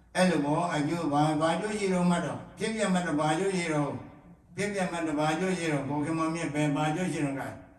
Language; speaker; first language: Burmese; native; Burmese